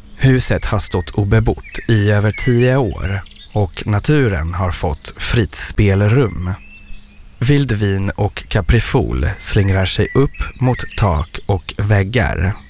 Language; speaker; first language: Swedish; non-native, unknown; French